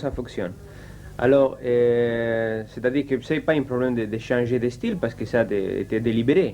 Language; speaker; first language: French; non-native, learner; Spanish